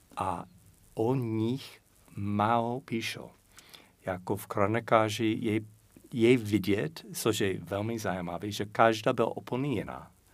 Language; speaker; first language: Czech; non-native, fluent; English